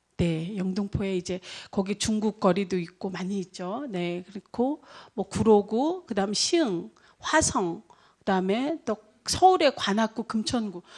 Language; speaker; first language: Korean; native; Korean